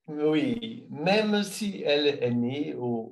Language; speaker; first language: French; non-native, learner; Portuguese